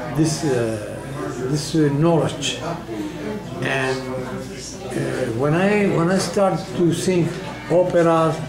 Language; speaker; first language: English; non-native, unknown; Spanish